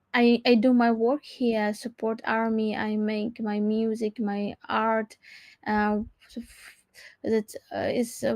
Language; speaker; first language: English; non-native, learner; Crimean Tatar